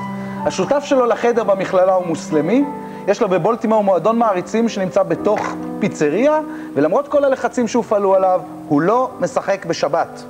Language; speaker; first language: Hebrew; native; Hebrew